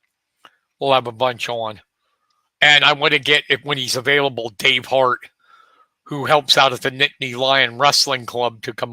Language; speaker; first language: English; native; English